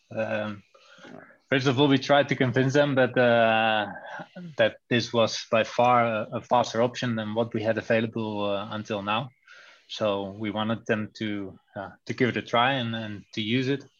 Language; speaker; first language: English; non-native, fluent; Dutch